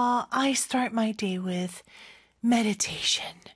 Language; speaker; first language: English; non-native, fluent; Korean